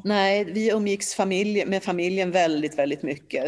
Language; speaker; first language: Swedish; early bilingual, other home language; Polish